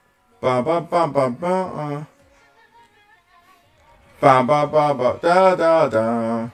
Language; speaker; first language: Japanese; non-native, learner; English